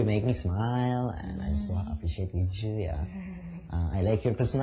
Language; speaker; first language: English; non-native, learner; Japanese